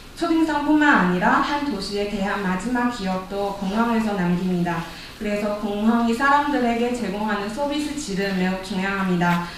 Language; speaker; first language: Korean; non-native, fluent; Chinese